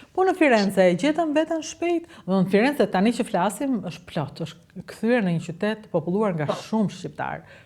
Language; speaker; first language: Albanian; native; Albanian